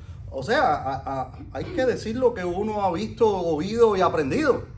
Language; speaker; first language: Spanish; native; Spanish